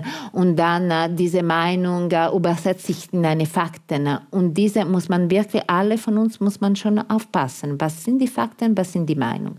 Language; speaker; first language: German; non-native, fluent; Italian